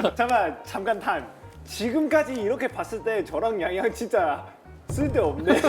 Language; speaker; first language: Korean; non-native, fluent; Chinese